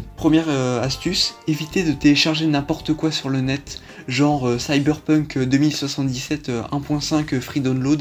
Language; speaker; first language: French; native; French